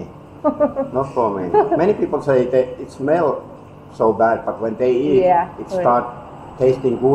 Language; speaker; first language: English; non-native, learner; Finnish